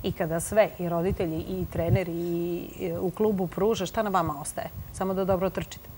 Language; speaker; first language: Serbian; native; Serbian